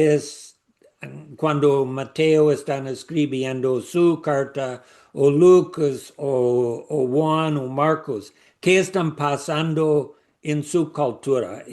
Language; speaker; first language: Spanish; non-native, learner; English